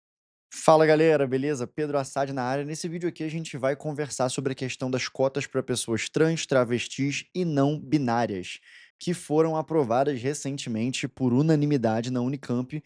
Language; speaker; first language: Portuguese; native; Portuguese